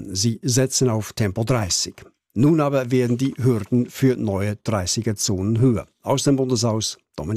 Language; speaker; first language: German; native; German